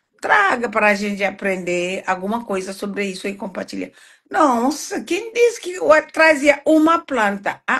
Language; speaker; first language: Portuguese; non-native, fluent; Swahili